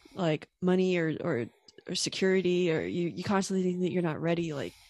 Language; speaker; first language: English; native; English